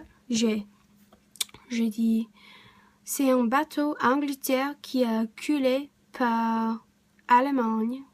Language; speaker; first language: French; non-native, learner; English